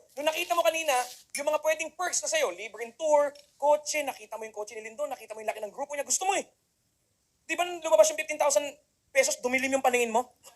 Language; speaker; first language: Filipino; native; Filipino